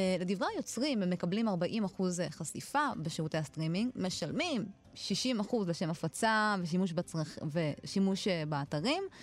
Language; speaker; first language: Hebrew; native; Hebrew